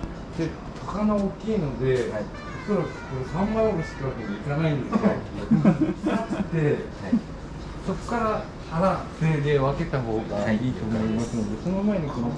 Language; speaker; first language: Japanese; native; Japanese